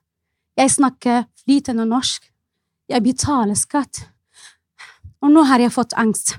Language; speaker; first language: Norwegian; non-native, fluent; Arabic